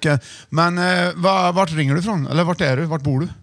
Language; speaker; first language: Swedish; native; Swedish